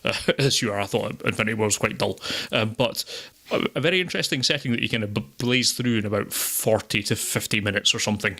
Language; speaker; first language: English; native; English